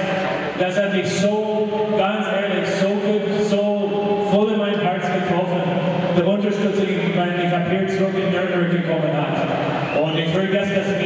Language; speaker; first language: German; non-native, learner; English